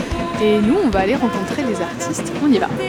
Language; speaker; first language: French; native; French